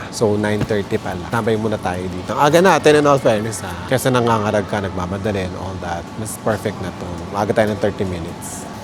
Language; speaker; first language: Filipino; native; Filipino